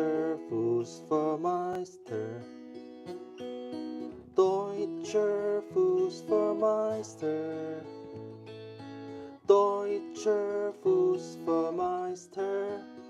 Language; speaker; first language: German; non-native, learner; English